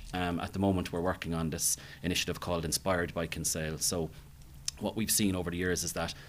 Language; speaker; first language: English; native; English